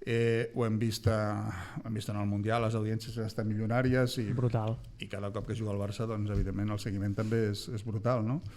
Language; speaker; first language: Catalan; native; Catalan